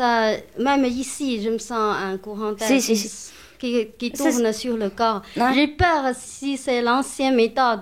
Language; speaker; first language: French; non-native, learner; Chinese